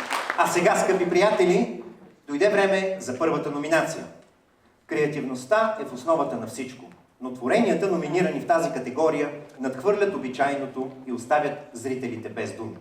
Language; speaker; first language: Bulgarian; native; Bulgarian